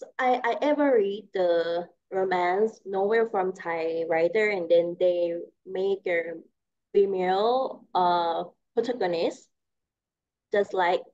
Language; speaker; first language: English; non-native, learner; Thai